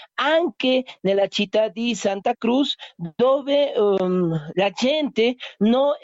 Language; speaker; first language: Italian; non-native, learner; Spanish